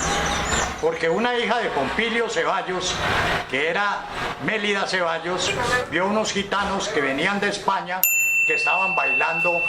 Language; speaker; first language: Spanish; native; Spanish